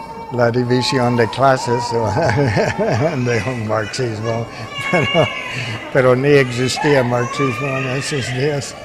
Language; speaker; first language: Spanish; non-native, fluent; English